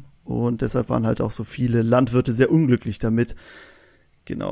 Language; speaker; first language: German; native; German